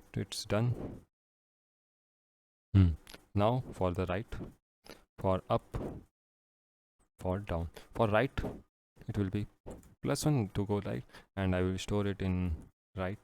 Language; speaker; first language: English; non-native, local second language; Hindi